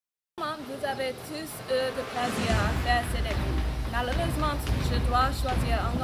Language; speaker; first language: French; non-native, learner; English